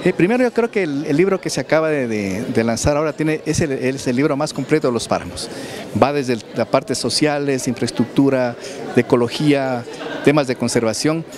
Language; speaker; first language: Spanish; native; Spanish